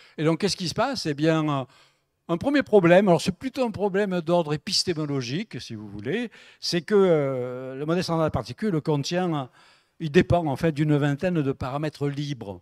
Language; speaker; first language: French; native; French